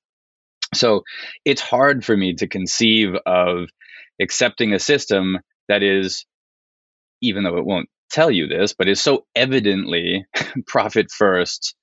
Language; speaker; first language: English; native; English